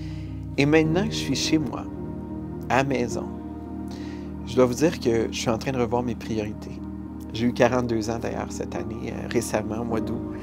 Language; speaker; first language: French; native; French